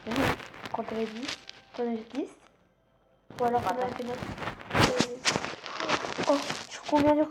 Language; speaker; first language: French; native; French